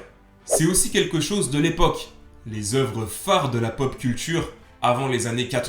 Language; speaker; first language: French; native; French